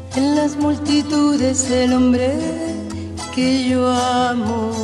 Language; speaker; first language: French; non-native, fluent; Spanish